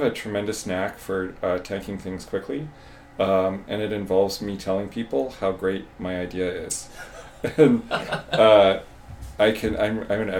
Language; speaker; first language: English; native; English